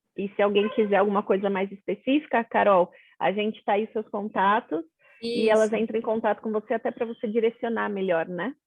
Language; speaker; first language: Portuguese; native; Portuguese